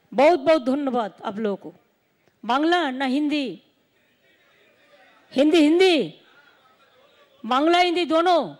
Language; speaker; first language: Hindi; non-native, local second language; Bangla